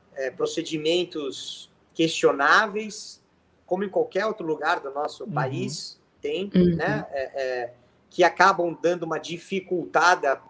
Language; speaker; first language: Portuguese; native; Portuguese